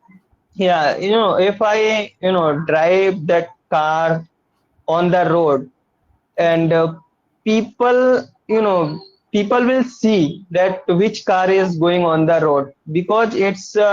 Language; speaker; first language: English; non-native, learner; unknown